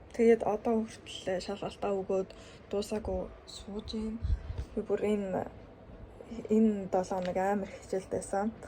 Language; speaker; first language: Mongolian; early bilingual, heritage; Mongolian